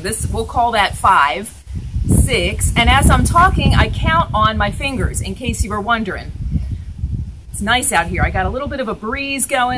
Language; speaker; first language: English; native; English